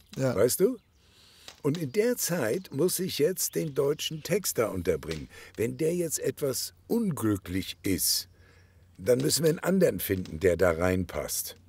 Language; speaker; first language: German; native; German